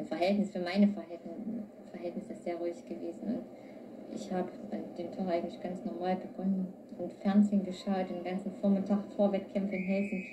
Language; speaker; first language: German; native; German